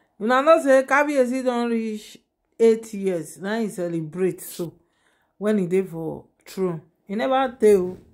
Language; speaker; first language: Nigerian Pidgin; non-native, local second language; Yoruba